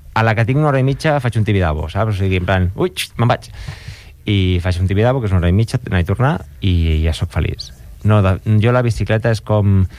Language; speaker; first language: Catalan; native; Catalan